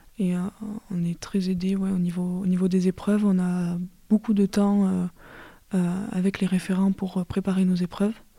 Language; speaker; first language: French; native; French